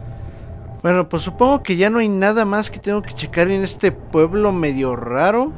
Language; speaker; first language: Spanish; native; Spanish